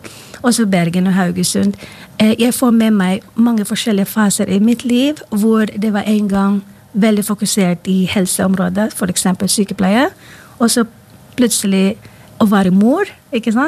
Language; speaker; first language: Norwegian; non-native, fluent; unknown